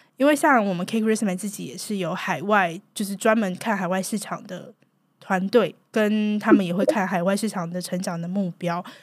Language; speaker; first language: Chinese; native; Chinese